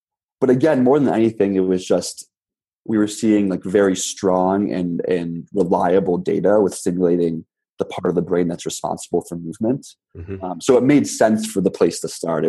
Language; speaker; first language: English; native; English